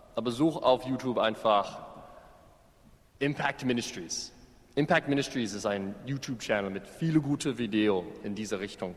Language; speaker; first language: German; non-native, fluent; English